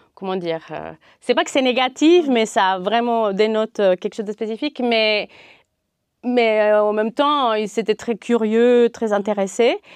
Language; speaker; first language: French; non-native, fluent; Spanish